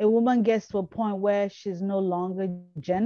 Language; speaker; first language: English; non-native, local second language; Igbo